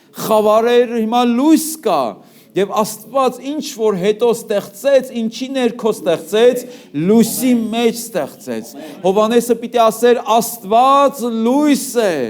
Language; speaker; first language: Armenian; native; Armenian